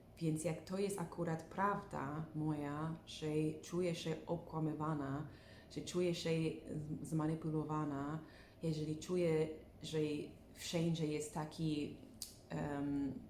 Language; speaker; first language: Polish; non-native, learner; English